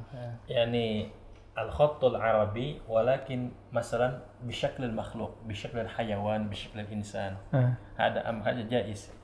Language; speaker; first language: Arabic; non-native, learner; Indonesian